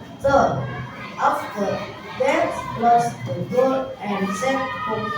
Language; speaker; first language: English; non-native, learner; Indonesian